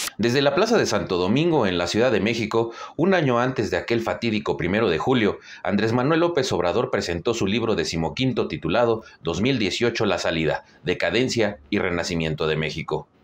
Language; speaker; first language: Spanish; native; Spanish